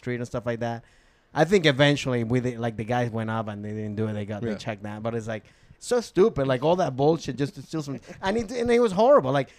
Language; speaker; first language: English; non-native, fluent; Spanish